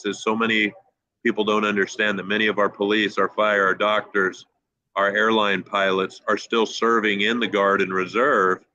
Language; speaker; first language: English; native; English